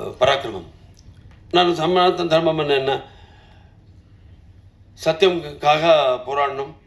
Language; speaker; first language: Tamil; non-native, learner; Telugu